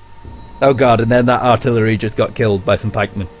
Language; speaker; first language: English; native; English